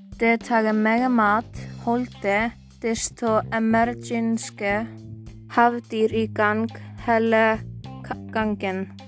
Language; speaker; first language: Norwegian; non-native, learner; Icelandic